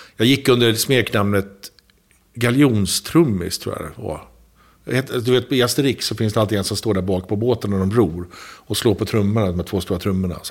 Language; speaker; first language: Swedish; native; Swedish